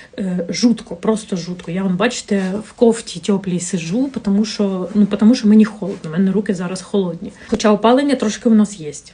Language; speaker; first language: Ukrainian; non-native, local second language; Russian